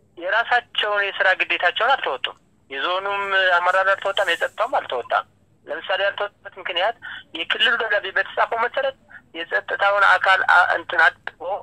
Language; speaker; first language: Amharic; native; Amharic